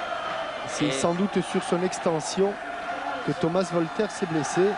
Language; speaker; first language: French; native; French